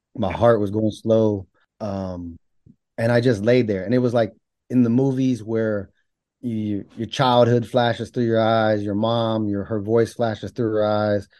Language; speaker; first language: English; native; English